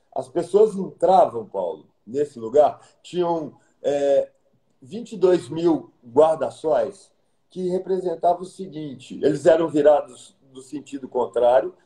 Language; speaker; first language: Portuguese; native; Portuguese